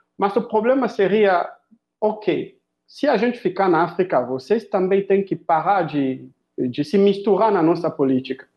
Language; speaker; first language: Portuguese; non-native, fluent; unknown